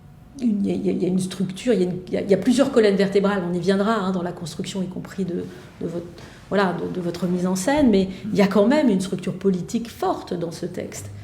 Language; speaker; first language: French; native; French